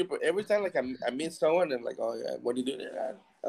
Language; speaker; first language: English; non-native, fluent; Spanish